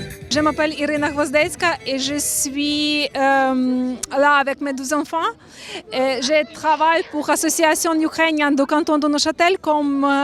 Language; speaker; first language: French; non-native, learner; Ukrainian